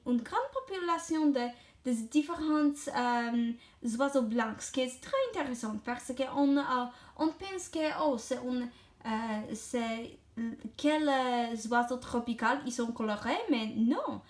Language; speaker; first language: French; non-native, learner; English